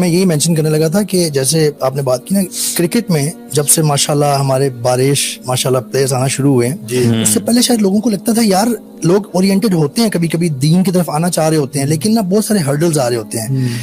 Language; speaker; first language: Urdu; native; Urdu